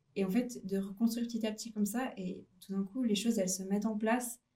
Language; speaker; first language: French; native; French